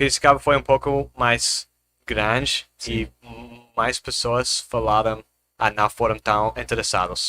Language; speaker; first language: Portuguese; non-native, fluent; English